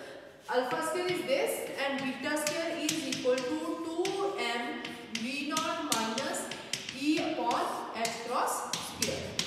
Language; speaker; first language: English; non-native, local second language; Hindi